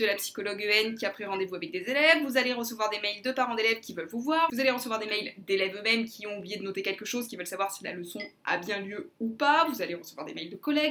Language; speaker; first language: French; native; French